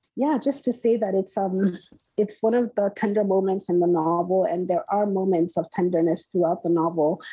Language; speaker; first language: English; non-native, local second language; Igbo